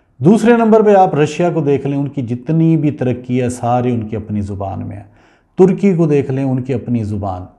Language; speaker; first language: Urdu; non-native, local second language; Punjabi